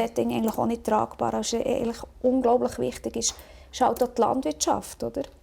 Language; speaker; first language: German; native; German